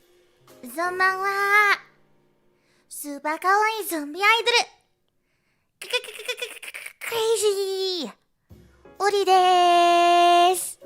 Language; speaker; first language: Japanese; non-native, learner; Indonesian